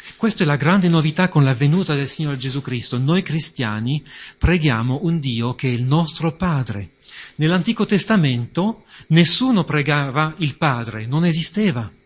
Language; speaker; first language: Italian; non-native, fluent; French